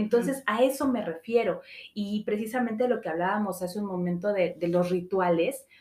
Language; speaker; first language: Spanish; native; Spanish